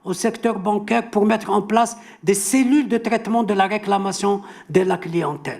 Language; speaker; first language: French; non-native, local second language; Arabic